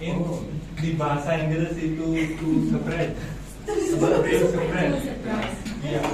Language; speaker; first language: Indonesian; non-native, learner; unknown